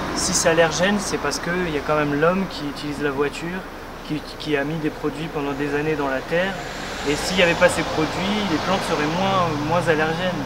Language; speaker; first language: French; native; French